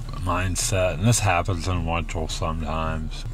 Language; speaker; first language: English; native; English